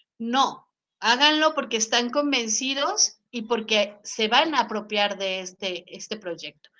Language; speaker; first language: Spanish; native; Spanish